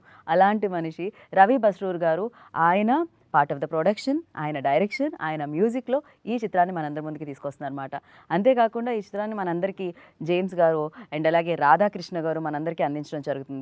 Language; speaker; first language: Telugu; native; Telugu